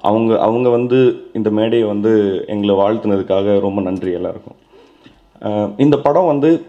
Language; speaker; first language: Tamil; native; Tamil